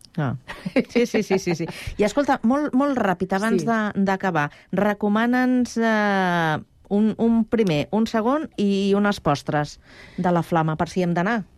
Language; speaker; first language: Catalan; native; Catalan